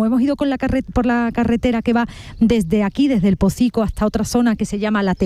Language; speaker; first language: Spanish; native; Spanish